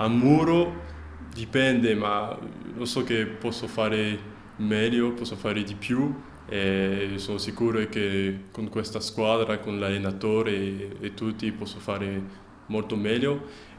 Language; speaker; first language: Italian; non-native, fluent; French